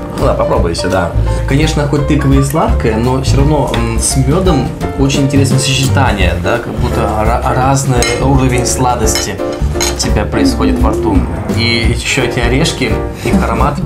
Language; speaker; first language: Russian; native; Russian